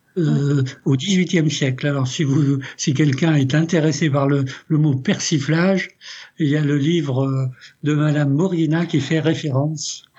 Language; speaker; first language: French; early bilingual, other home language; Italian